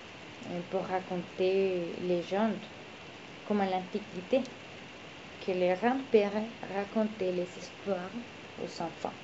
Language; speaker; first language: French; non-native, learner; Spanish